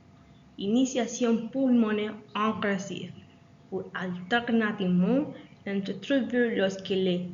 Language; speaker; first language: French; non-native, learner; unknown